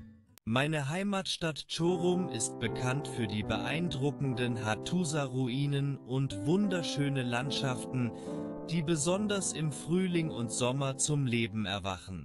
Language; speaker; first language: German; non-native, learner; Turkish